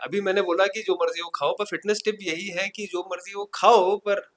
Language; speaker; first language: Hindi; non-native, local second language; Marathi